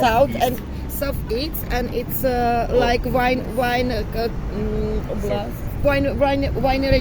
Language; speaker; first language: English; non-native, fluent; Czech